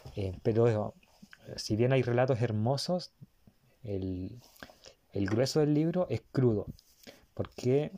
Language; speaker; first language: Spanish; native; Spanish